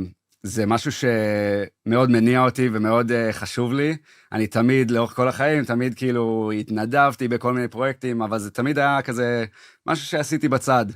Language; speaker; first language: Hebrew; early bilingual, heritage; English